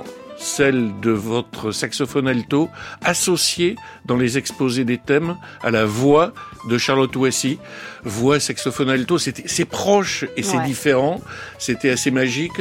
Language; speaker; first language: French; native; French